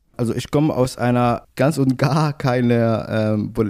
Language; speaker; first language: German; non-native, fluent; Arabic